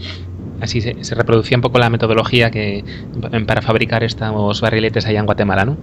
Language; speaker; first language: Spanish; native; Spanish